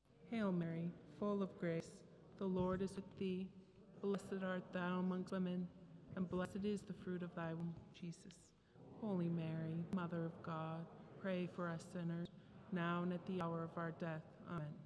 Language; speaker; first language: English; native; English